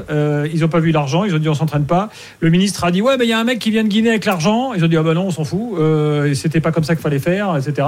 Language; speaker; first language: French; native; French